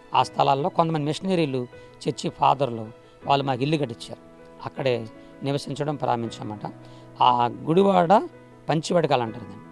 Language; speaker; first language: Telugu; non-native, local second language; Koya